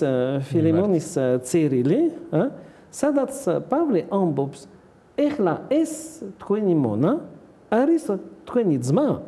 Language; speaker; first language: Georgian; non-native, learner; French